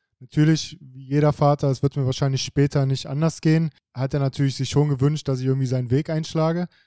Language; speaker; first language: German; native; German